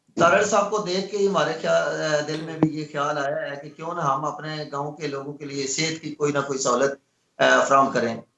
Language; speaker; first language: Urdu; non-native, local second language; Punjabi